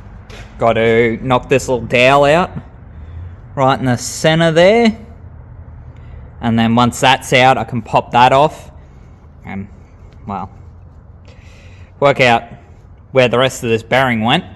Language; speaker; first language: English; native; English